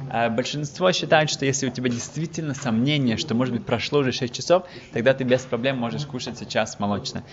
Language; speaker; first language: Russian; early bilingual, heritage; Russian